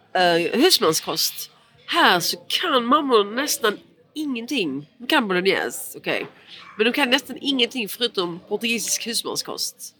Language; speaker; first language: Swedish; early bilingual, other home language; Portuguese